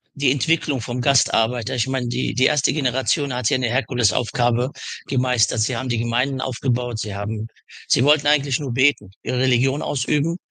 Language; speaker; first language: German; early bilingual, other home language; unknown